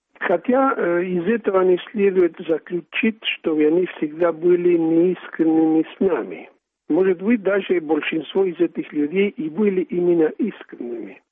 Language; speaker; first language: Russian; non-native, fluent; Spanish